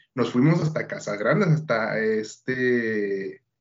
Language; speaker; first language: Spanish; native; Spanish